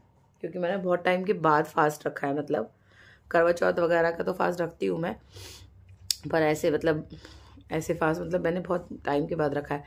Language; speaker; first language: Hindi; native; Hindi